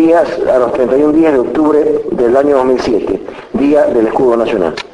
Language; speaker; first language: Spanish; native; Spanish